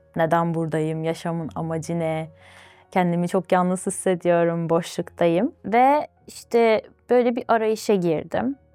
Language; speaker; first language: Turkish; early bilingual, other home language; Azerbaijani